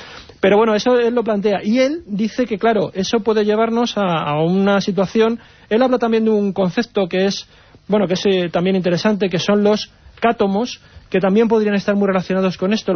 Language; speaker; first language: Spanish; native; Spanish